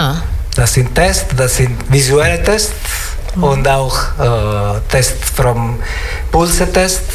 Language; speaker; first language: German; non-native, learner; Italian